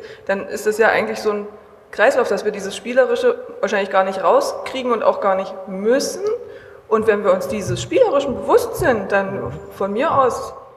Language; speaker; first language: German; native; German